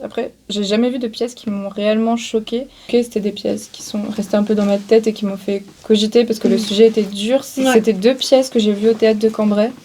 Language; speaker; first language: French; native; French